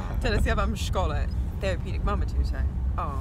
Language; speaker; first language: Polish; non-native, fluent; English